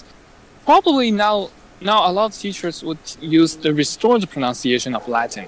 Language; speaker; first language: English; non-native, fluent; Chinese